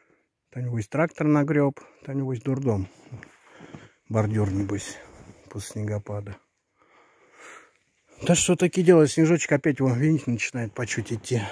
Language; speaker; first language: Russian; native; Russian